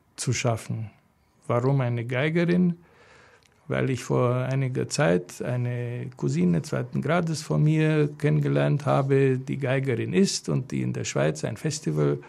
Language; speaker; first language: German; non-native, fluent; Romanian